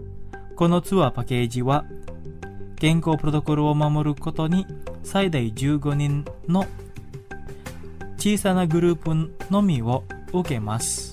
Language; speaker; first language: Japanese; non-native, fluent; Indonesian